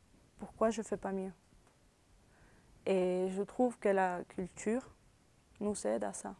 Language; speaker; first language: French; early bilingual, other home language; Spanish